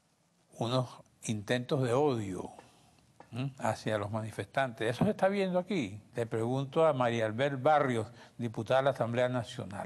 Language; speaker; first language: Spanish; native; Spanish